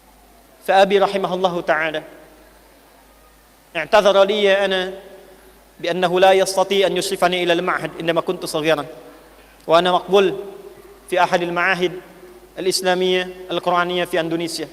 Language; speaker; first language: Arabic; non-native, fluent; Indonesian